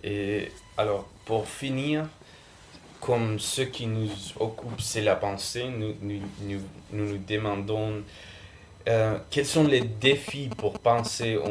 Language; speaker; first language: French; non-native, fluent; Spanish